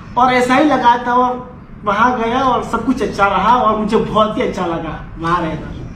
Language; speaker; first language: Hindi; non-native, fluent; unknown